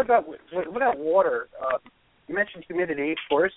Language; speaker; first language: English; native; English